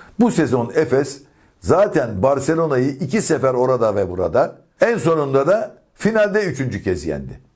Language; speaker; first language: Turkish; native; Turkish